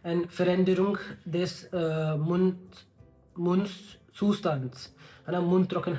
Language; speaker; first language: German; non-native, learner; Hindi